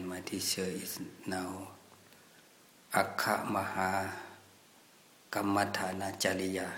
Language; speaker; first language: English; non-native, learner; Thai